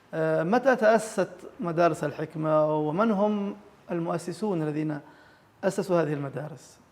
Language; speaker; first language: Arabic; native; Arabic